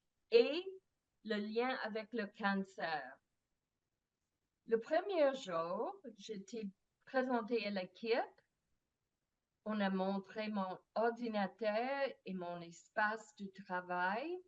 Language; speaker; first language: French; non-native, fluent; English